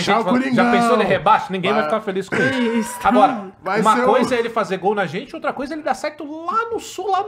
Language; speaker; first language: Portuguese; native; Portuguese